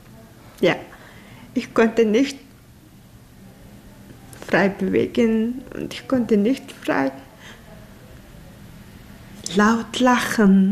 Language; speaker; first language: German; non-native, learner; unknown